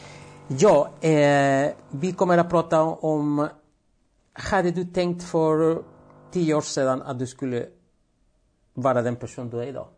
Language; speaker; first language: Swedish; non-native, fluent; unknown